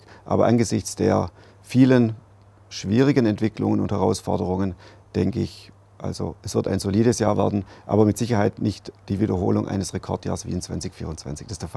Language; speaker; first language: German; native; German